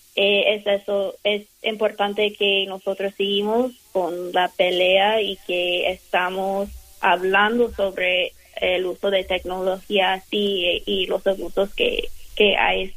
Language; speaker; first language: Spanish; non-native, fluent; English